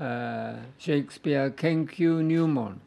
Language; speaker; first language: Japanese; non-native, fluent; English